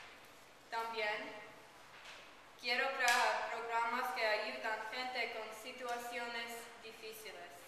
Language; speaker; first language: Spanish; non-native, learner; English